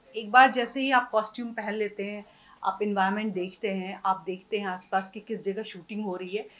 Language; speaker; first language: Hindi; native; Hindi